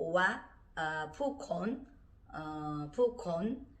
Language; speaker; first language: Thai; non-native, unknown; Korean